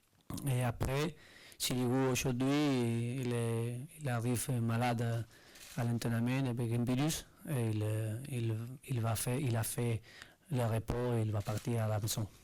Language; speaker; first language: French; non-native, learner; Spanish